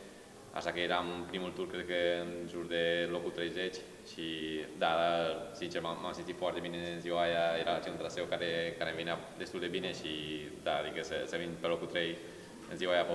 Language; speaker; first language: Romanian; early bilingual, heritage; Romanian